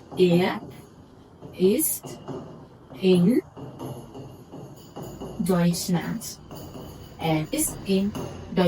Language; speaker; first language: German; non-native, fluent; Hindi